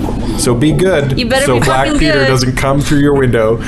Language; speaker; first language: English; native; English